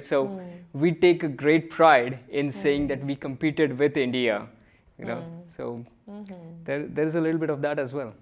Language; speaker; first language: English; early bilingual, other home language; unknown